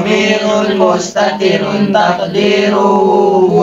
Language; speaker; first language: Arabic; non-native, learner; Indonesian